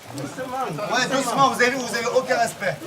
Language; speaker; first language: French; native; French